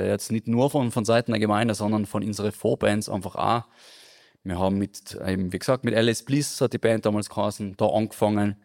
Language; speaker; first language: German; native; German